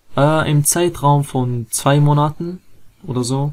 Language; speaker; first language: German; non-native, fluent; Arabic